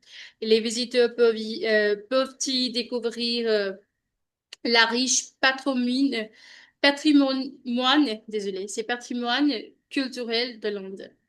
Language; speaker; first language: French; non-native, learner; Hindi